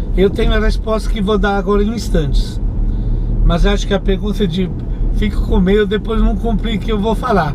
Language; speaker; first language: Portuguese; non-native, fluent; Italian